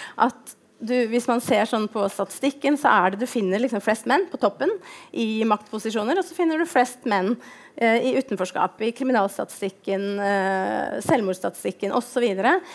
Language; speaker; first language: Norwegian; native; Norwegian